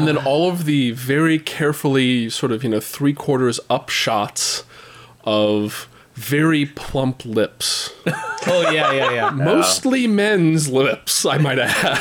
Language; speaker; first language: English; native; English